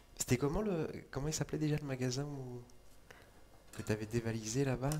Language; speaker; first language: French; native; French